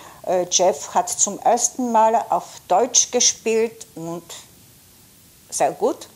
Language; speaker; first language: German; non-native, fluent; Polish